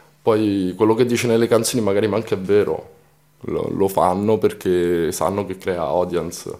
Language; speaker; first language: Italian; early bilingual, other home language; Romanian